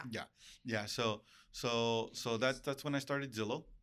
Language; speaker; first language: English; early bilingual, other home language; Spanish